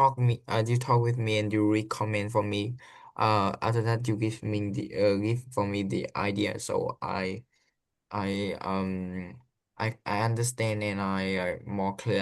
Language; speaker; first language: English; non-native, learner; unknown